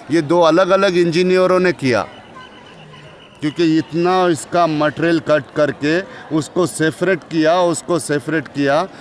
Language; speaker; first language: Hindi; non-native, local second language; Marathi